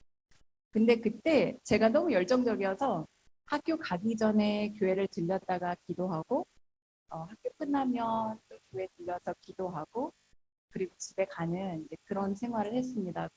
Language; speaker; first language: Korean; early bilingual, heritage; Korean